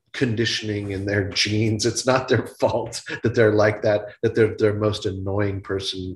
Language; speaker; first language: English; native; English